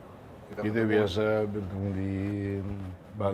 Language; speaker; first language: Indonesian; non-native, fluent; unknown